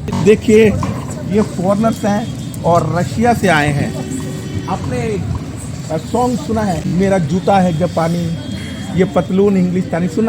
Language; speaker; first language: Hindi; native; Hindi